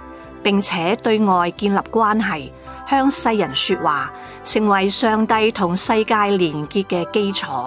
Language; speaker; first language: Chinese; non-native, local second language; Cantonese